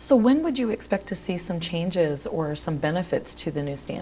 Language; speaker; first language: English; native; English